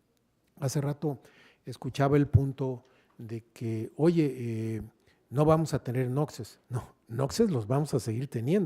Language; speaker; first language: Spanish; native; Spanish